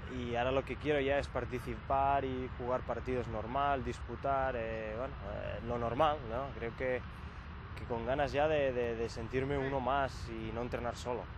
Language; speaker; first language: Spanish; native; Spanish